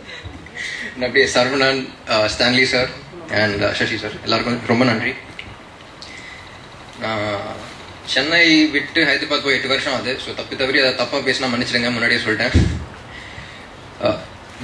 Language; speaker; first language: Tamil; non-native, local second language; Telugu